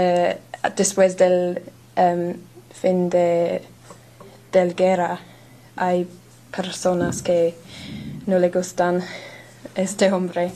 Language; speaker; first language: Spanish; non-native, learner; English